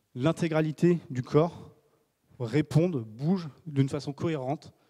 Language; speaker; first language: French; native; French